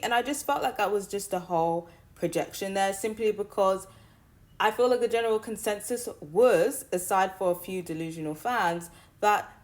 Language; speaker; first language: English; native; English